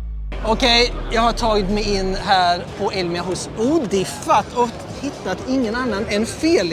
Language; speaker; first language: Swedish; native; Swedish